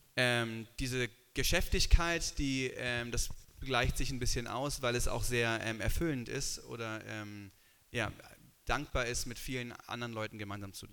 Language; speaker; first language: German; native; German